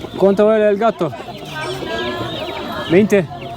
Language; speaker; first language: Spanish; non-native, learner; Turkish